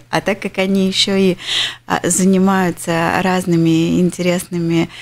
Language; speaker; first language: Russian; native; Russian